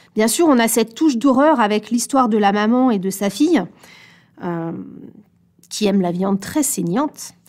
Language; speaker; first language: French; native; French